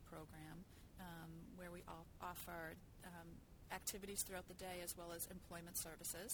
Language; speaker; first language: English; native; English